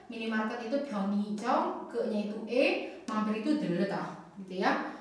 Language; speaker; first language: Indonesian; native; Indonesian